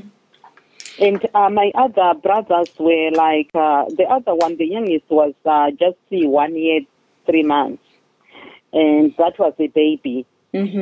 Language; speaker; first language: English; non-native, local second language; Shona